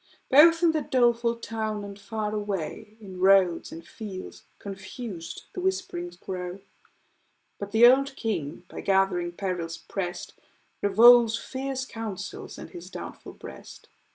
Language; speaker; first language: English; non-native, fluent; Greek